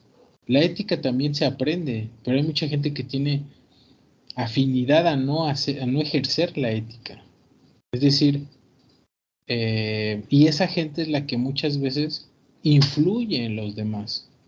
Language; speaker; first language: Spanish; native; Spanish